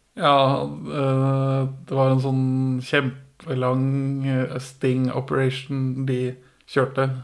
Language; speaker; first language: Norwegian; early bilingual, other home language; Persian